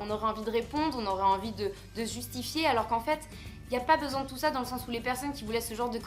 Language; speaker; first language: French; native; French